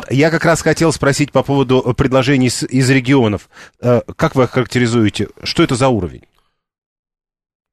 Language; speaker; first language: Russian; native; Russian